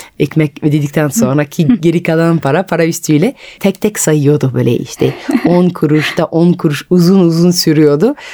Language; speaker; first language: Turkish; non-native, fluent; French